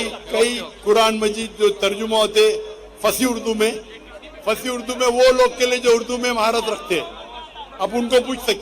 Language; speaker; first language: Hindi; non-native, local second language; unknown